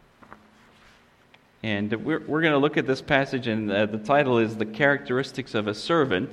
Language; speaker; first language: English; non-native, local second language; Afrikaans